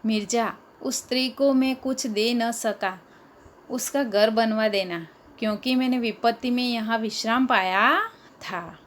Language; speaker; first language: Hindi; non-native, local second language; Gujarati